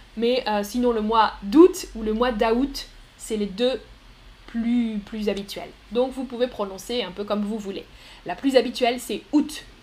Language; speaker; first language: French; native; French